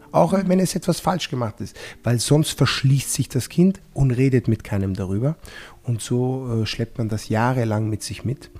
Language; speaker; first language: German; non-native, fluent; Italian